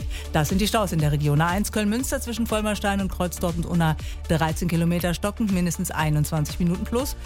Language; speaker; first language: German; native; German